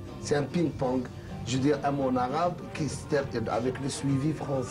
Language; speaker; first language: French; non-native, local second language; Arabic